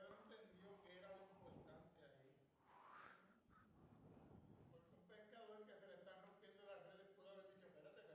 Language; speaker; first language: Spanish; native; Spanish